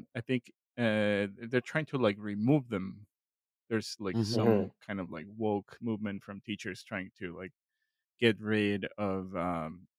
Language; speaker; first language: English; non-native, fluent; Spanish